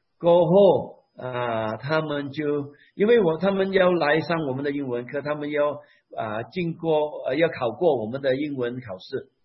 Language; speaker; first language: Chinese; non-native, local second language; Hakka Chinese